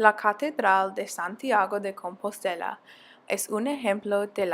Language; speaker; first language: Spanish; non-native, learner; English